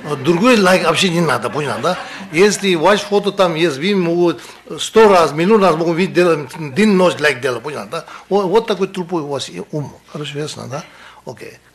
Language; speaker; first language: Russian; non-native, learner; Tibetan